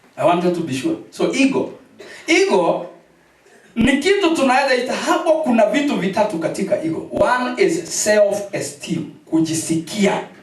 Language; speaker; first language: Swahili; non-native, local second language; Kikuyu